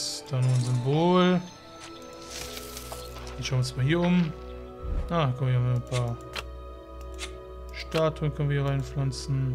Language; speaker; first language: German; native; German